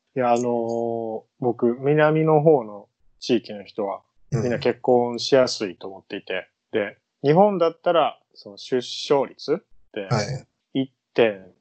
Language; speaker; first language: Japanese; native; Japanese